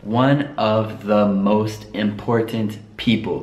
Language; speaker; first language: English; native; English